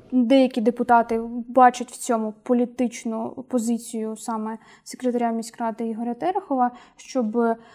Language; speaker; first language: Ukrainian; native; Ukrainian